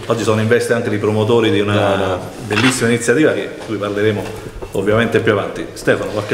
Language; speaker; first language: Italian; native; Italian